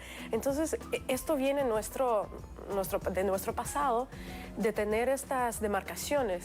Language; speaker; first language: Spanish; non-native, fluent; Russian